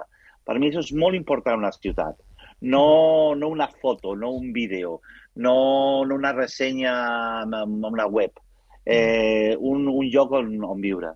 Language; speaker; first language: Catalan; non-native, local second language; Spanish